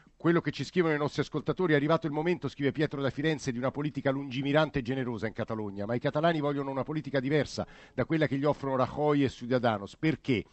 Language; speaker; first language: Italian; native; Italian